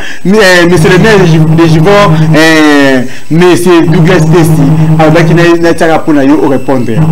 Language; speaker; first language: French; non-native, local second language; Lingala